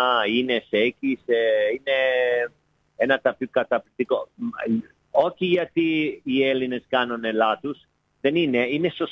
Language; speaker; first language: Greek; non-native, fluent; Italian